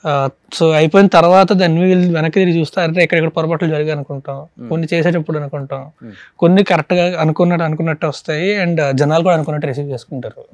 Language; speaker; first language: Telugu; native; Telugu